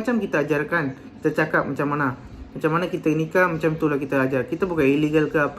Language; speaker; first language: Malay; non-native, local second language; Tamil